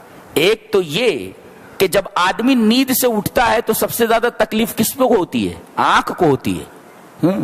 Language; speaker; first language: Urdu; native; Urdu